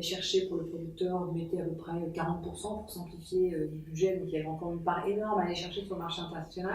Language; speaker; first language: French; native; French